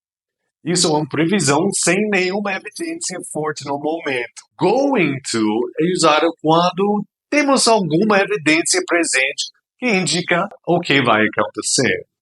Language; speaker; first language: Portuguese; non-native, fluent; English